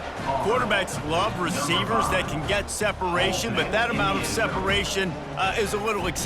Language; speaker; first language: English; native; English